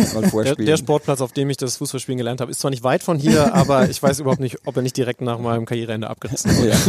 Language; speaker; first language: German; native; German